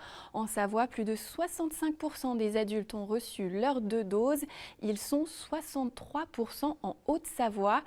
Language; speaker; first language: French; native; French